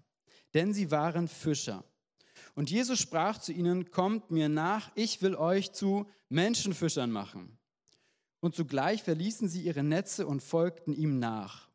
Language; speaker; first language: German; native; German